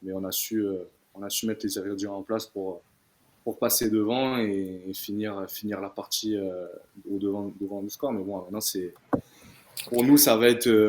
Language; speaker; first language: French; native; French